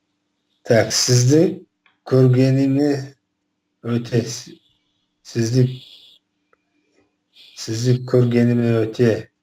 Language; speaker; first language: Kazakh; non-native, local second language; Russian